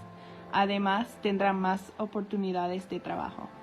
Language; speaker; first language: Spanish; non-native, fluent; English